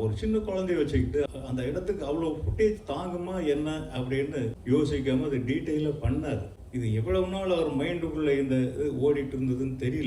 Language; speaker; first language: Tamil; native; Tamil